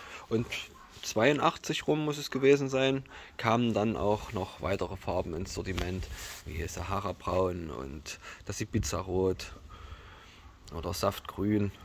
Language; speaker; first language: German; native; German